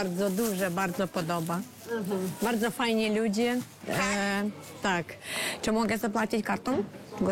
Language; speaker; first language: Polish; non-native, learner; Ukrainian